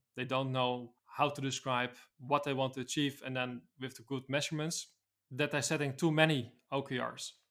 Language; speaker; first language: English; non-native, fluent; Dutch